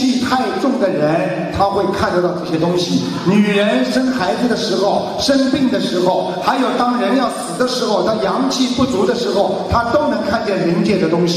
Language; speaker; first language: Chinese; native; Chinese